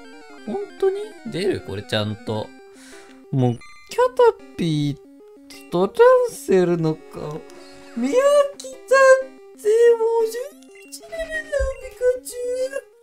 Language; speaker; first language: Japanese; native; Japanese